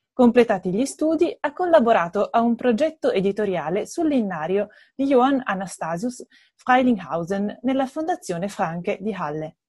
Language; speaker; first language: Italian; native; Italian